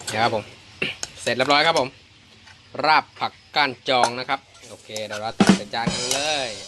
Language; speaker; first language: Thai; non-native, local second language; Northeastern Thai